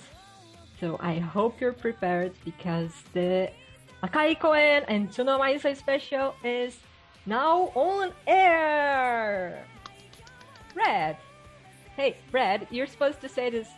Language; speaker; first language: English; non-native, fluent; Portuguese